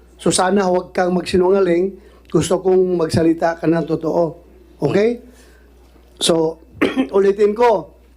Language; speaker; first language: Filipino; non-native, local second language; Cebuano